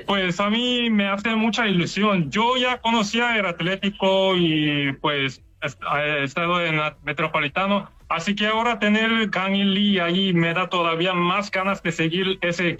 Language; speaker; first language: Spanish; non-native, learner; Korean